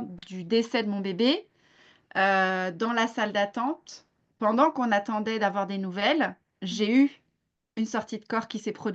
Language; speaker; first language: French; native; French